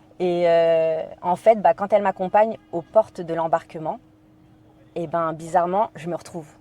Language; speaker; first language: French; native; French